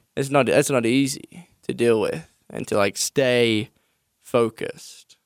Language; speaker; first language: English; native; English